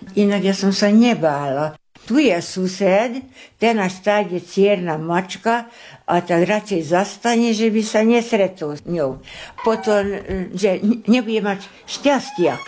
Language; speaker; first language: Slovak; native; Slovak